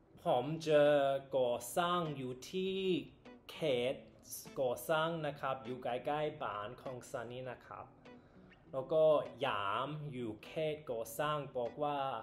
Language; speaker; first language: Thai; non-native, learner; English